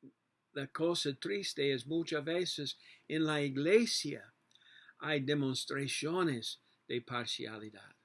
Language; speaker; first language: Spanish; non-native, learner; English